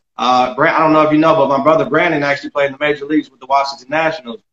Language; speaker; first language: English; native; English